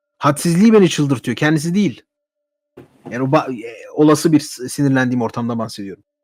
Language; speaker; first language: Turkish; native; Turkish